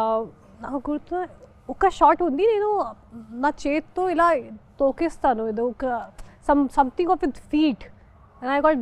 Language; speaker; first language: Telugu; non-native, local second language; Hindi